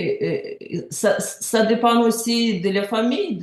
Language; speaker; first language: French; non-native, learner; Ukrainian